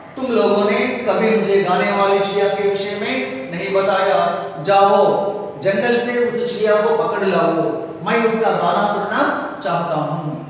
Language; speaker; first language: Hindi; non-native, local second language; Telugu